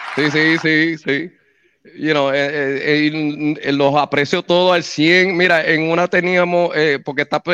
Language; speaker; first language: Spanish; native; Spanish